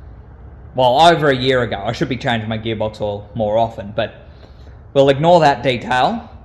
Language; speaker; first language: English; native; English